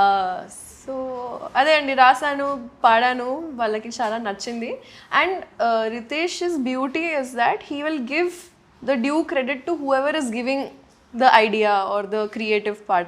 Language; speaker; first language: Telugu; non-native, local second language; Urdu